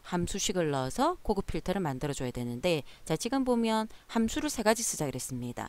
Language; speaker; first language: Korean; native; Korean